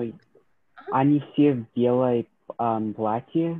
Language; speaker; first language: Russian; non-native, learner; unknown